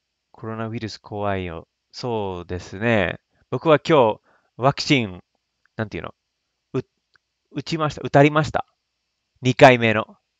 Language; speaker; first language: Japanese; non-native, fluent; English